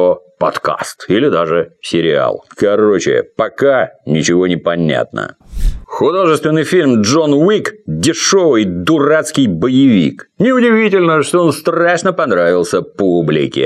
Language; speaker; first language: Russian; native; Russian